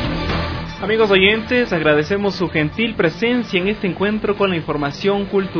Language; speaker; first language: Spanish; native; Spanish